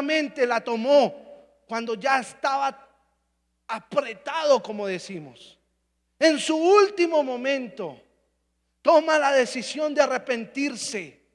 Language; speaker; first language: Spanish; native; Spanish